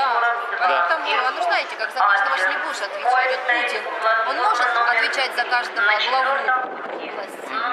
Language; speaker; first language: Russian; native; Russian